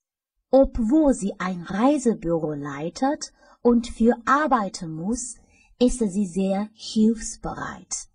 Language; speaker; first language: German; non-native, fluent; Chinese